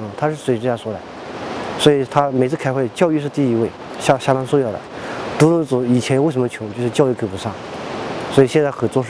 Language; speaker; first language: Chinese; native; Chinese